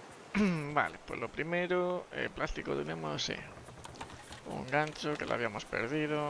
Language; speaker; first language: Spanish; native; Spanish